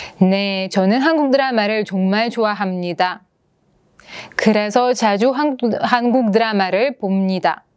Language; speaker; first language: Korean; non-native, fluent; Russian